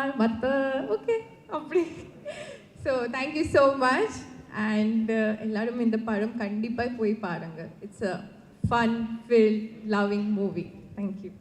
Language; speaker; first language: Tamil; non-native, learner; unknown